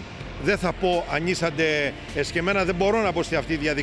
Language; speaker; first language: Greek; native; Greek